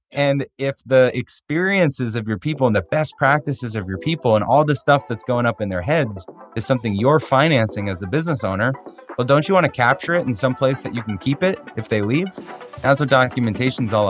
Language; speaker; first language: English; native; English